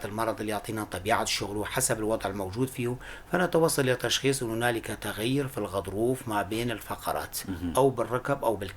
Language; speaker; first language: Arabic; non-native, local second language; Kurdish